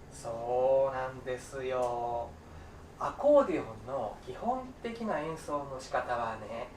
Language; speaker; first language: Japanese; native; Japanese